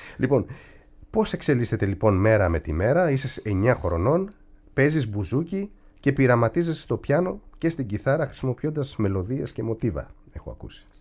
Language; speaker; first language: Greek; native; Greek